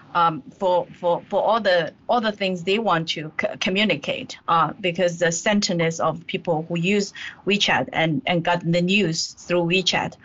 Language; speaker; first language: English; non-native, fluent; Chinese